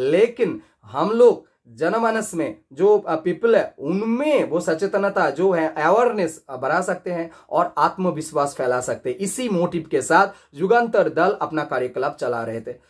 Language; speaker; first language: Hindi; non-native, local second language; Bangla